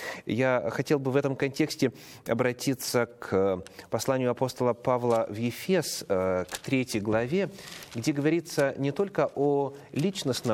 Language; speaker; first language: Russian; native; Russian